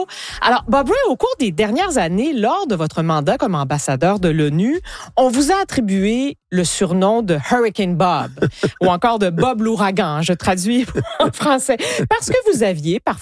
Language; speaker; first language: French; native; French